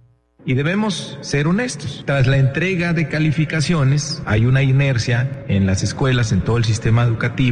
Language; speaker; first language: Spanish; native; Spanish